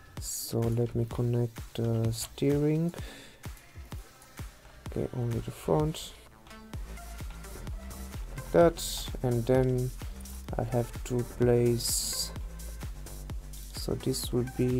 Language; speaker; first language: English; non-native, fluent; German